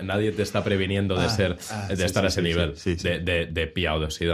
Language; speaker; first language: Spanish; native; Spanish